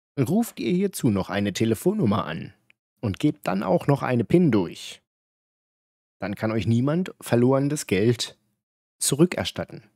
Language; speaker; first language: German; native; German